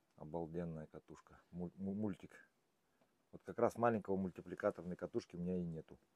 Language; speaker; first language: Russian; native; Russian